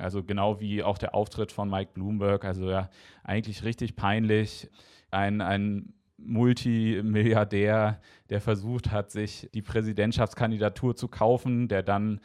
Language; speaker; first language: German; native; German